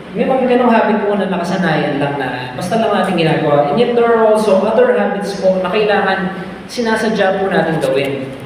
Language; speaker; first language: Filipino; native; Filipino